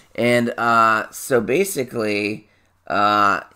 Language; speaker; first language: English; native; English